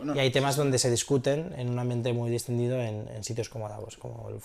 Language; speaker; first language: Spanish; native; Spanish